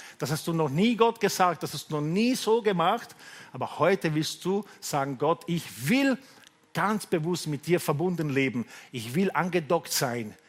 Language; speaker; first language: German; non-native, fluent; Italian